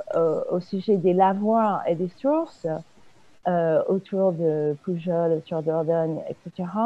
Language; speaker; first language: French; non-native, fluent; English